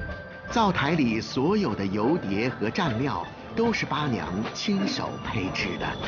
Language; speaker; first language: Chinese; native; Chinese